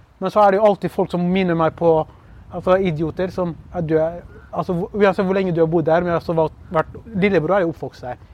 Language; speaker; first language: Norwegian; early bilingual, other home language; Kurdish